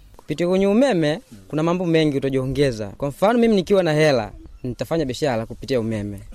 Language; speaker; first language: Swahili; non-native, local second language; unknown